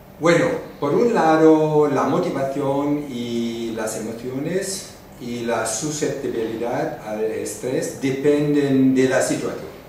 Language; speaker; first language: Spanish; non-native, fluent; German